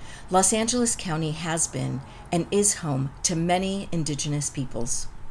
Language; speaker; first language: English; native; English